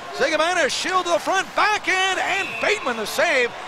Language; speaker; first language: English; native; English